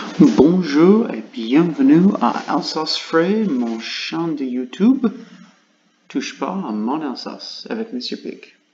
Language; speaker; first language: French; non-native, learner; English